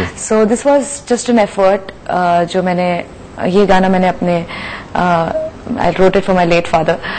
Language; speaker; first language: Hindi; non-native, local second language; Gujarati